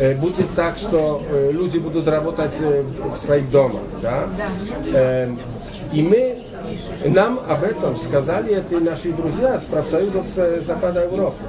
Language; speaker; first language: Russian; non-native, learner; Polish